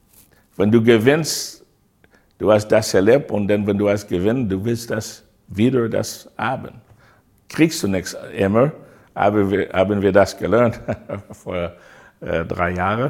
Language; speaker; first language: German; non-native, learner; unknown